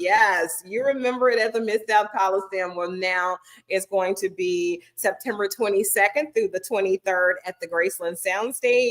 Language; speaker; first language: English; native; English